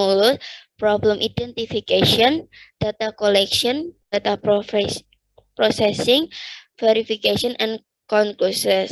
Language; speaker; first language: English; non-native, learner; Indonesian